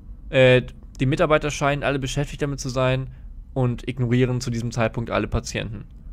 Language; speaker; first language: German; native; German